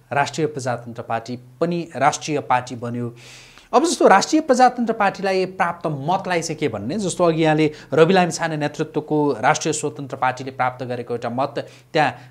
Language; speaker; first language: Nepali; native; Nepali